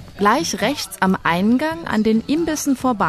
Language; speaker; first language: German; native; German